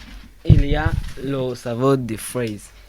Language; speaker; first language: French; non-native, learner; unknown